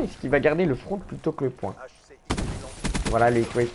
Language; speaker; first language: French; native; French